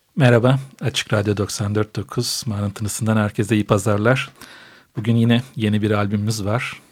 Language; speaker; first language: Turkish; native; Turkish